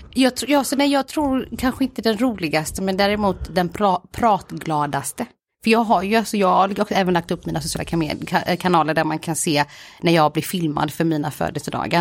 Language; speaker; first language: Swedish; native; Swedish